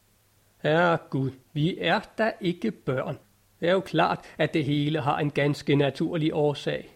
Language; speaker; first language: Danish; native; Danish